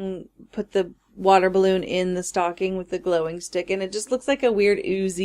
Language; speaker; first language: English; native; English